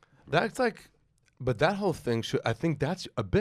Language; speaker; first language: English; native; English